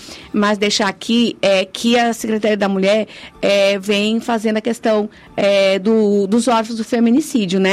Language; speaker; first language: Portuguese; native; Portuguese